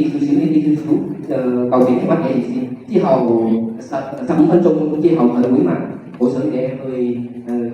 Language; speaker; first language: Cantonese; non-native, learner; Vietnamese